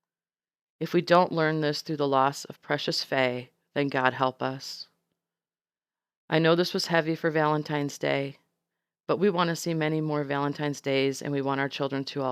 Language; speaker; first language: English; native; English